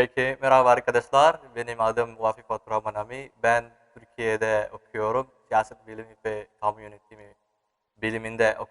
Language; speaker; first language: Turkish; non-native, learner; Indonesian